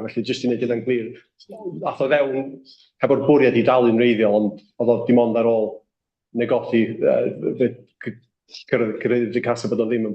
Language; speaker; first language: Welsh; native; Welsh